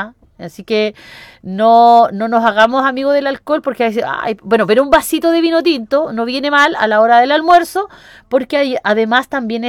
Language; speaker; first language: Spanish; native; Spanish